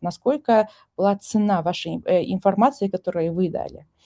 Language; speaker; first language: Russian; non-native, local second language; Kazakh